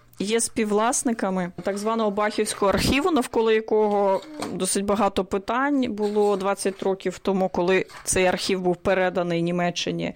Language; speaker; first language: Ukrainian; native; Ukrainian